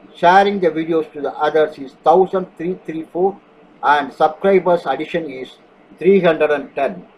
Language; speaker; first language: English; non-native, local second language; Tamil